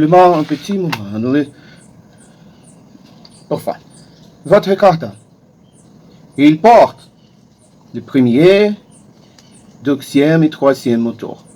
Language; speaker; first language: French; non-native, learner; Portuguese